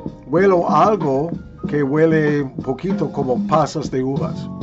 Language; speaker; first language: Spanish; non-native, fluent; English